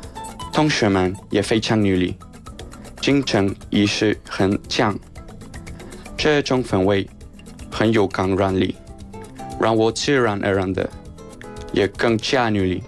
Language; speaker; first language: Chinese; non-native, fluent; Spanish